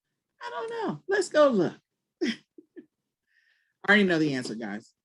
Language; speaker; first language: English; native; English